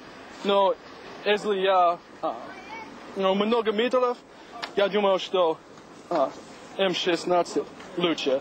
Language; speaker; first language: Russian; non-native, learner; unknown